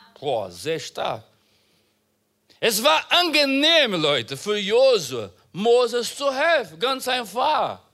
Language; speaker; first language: German; non-native, fluent; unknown